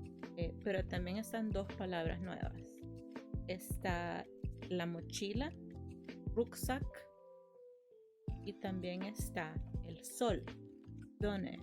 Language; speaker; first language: Spanish; early bilingual, heritage; Spanish